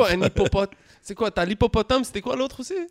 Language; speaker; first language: French; native; French